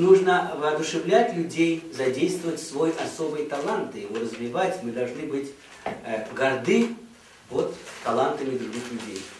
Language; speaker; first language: Russian; native; Russian